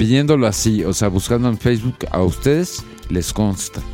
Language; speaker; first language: Spanish; native; Spanish